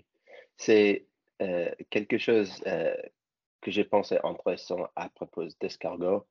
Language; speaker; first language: French; non-native, learner; English